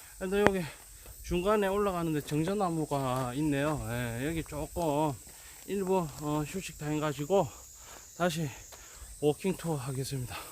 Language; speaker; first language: Korean; native; Korean